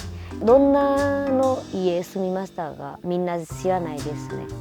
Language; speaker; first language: Japanese; non-native, learner; Vietnamese